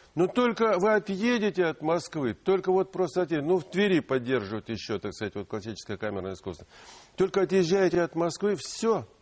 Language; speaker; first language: Russian; non-native, local second language; Ukrainian